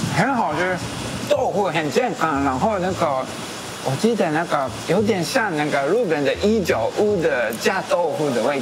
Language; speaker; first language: Chinese; non-native, fluent; Japanese